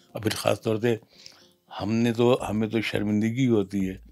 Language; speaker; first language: Hindi; native; Hindi